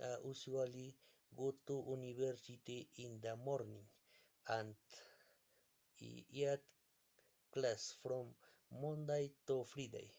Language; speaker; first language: English; non-native, learner; Spanish